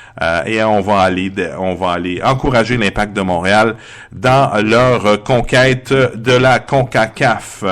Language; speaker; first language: French; native; French